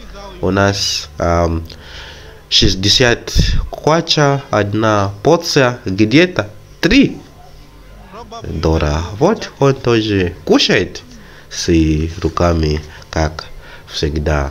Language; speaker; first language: Russian; non-native, fluent; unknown